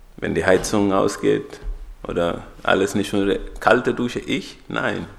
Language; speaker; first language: German; non-native, fluent; Swahili